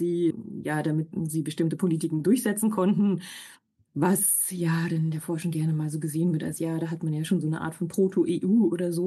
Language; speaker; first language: German; native; German